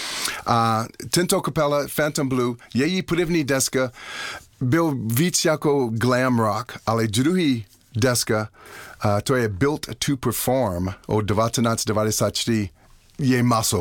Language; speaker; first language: Czech; non-native, learner; English